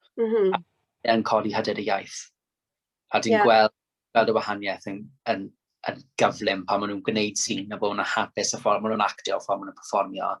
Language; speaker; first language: Welsh; non-native, local second language; English